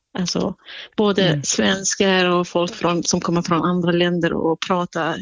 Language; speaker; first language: Swedish; non-native, fluent; Central Kurdish